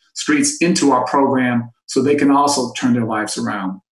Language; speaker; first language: English; native; English